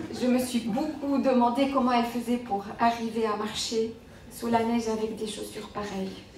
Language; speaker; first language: French; non-native, local second language; Arabic